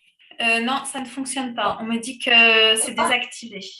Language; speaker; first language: French; native; French